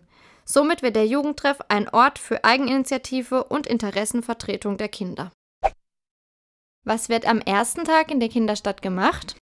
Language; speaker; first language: German; native; German